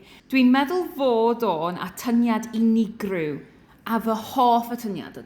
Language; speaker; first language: Welsh; non-native, learner; English